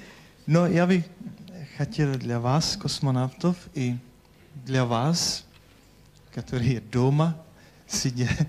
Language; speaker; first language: Russian; non-native, fluent; Czech